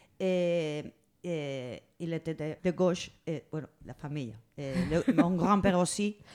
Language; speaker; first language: French; non-native, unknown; Spanish